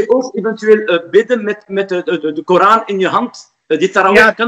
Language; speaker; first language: Dutch; non-native, fluent; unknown